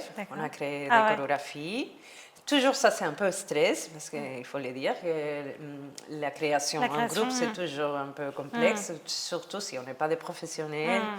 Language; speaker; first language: French; non-native, learner; Spanish